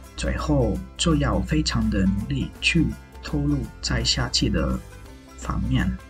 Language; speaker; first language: Chinese; non-native, fluent; Italian